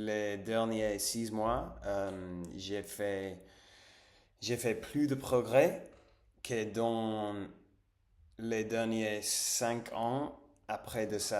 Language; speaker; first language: French; non-native, fluent; Spanish